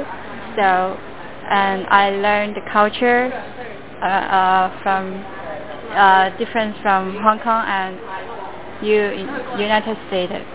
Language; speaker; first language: English; non-native, learner; Cantonese